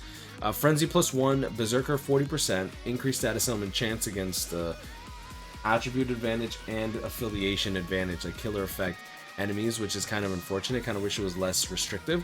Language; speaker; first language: English; native; English